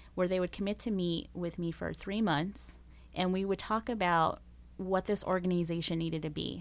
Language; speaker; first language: English; early bilingual, other home language; Spanish